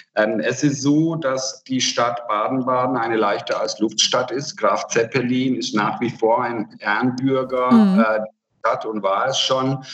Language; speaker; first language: German; non-native, fluent; Hungarian